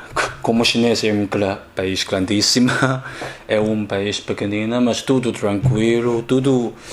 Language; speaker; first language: Portuguese; non-native, learner; Chinese